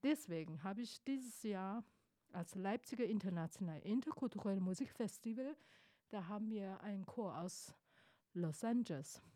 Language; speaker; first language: German; non-native, fluent; Chinese